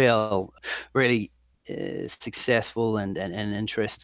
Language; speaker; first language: English; native; English